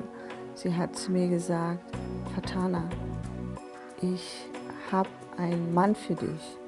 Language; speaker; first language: German; non-native, fluent; Persian